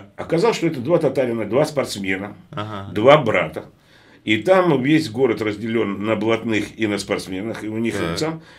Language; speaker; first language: Russian; native; Russian